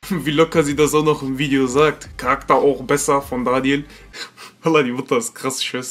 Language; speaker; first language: German; native; German